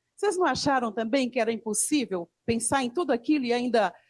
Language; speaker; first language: Portuguese; native; Portuguese